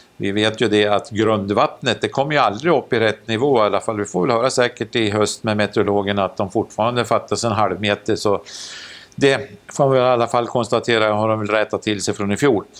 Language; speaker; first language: Swedish; native; Swedish